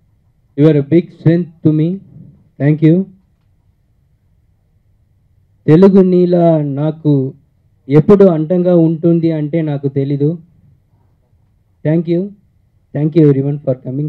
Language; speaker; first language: Telugu; early bilingual, heritage; Telugu